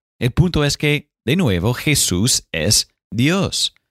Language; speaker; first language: Spanish; non-native, fluent; English